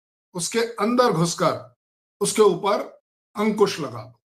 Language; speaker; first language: Hindi; native; Hindi